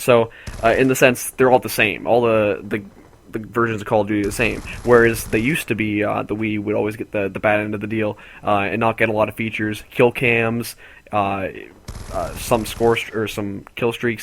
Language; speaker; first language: English; native; English